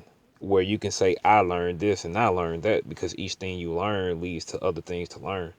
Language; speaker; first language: English; native; English